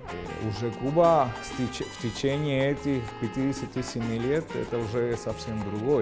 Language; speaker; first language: Russian; non-native, fluent; Spanish